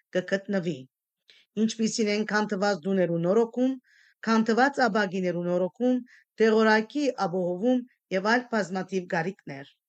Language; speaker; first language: Armenian; early bilingual, heritage; Armenian